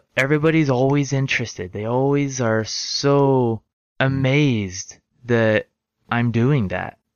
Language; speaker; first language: English; native; English